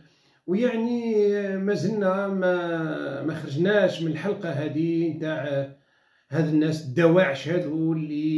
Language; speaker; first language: Arabic; native; Arabic